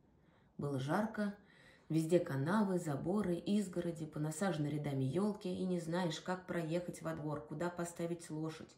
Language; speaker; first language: Russian; native; Russian